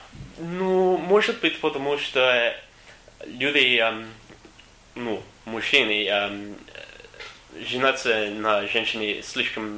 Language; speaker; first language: Russian; non-native, learner; English